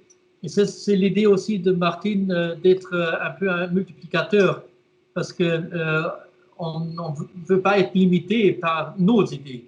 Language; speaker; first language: French; non-native, fluent; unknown